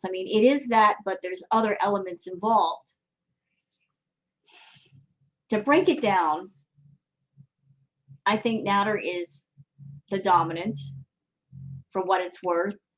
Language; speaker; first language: English; native; English